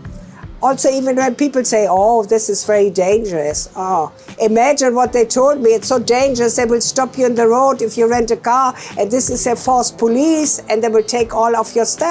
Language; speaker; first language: English; non-native, fluent; German